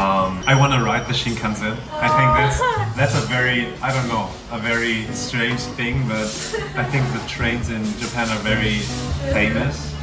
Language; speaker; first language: English; non-native, fluent; German